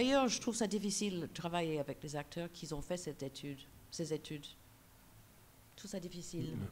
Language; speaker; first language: French; non-native, fluent; English